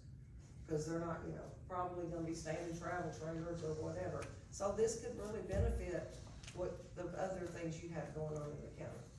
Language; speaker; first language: English; native; English